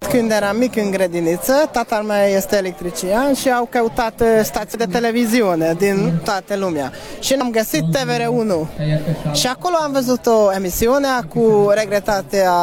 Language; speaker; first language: Romanian; non-native, local second language; Hungarian